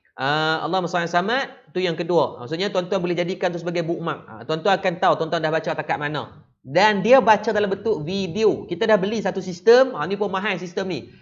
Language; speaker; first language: Malay; native; Malay